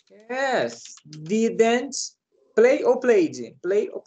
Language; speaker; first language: English; non-native, learner; Portuguese